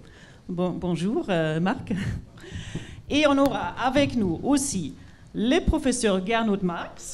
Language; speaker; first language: French; non-native, fluent; German